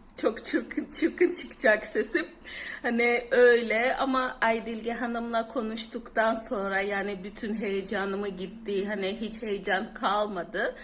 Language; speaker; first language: Turkish; non-native, fluent; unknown